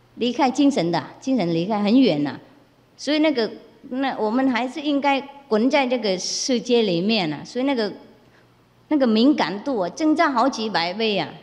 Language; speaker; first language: Chinese; non-native, fluent; Vietnamese